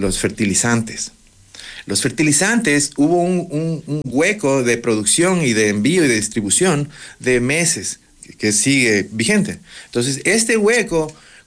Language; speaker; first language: Spanish; native; Spanish